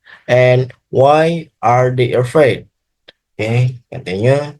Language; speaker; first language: English; non-native, learner; Indonesian